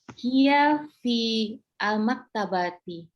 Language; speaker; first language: Arabic; non-native, learner; Indonesian